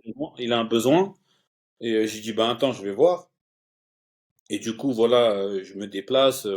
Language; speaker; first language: French; early bilingual, other home language; Turkish